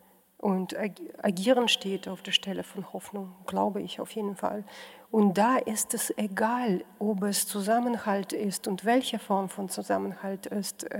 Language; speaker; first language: German; non-native, fluent; Russian